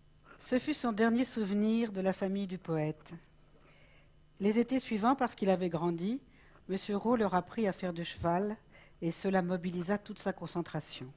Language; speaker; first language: French; native; French